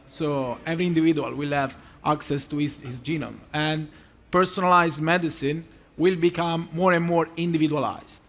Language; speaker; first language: English; non-native, fluent; Italian